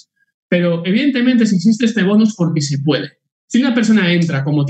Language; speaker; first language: Spanish; native; Spanish